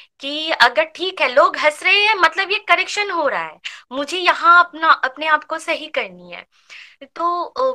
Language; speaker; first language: Hindi; non-native, local second language; Bangla